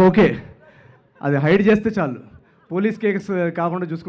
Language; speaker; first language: Telugu; native; Telugu